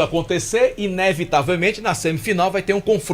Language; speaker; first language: Portuguese; native; Portuguese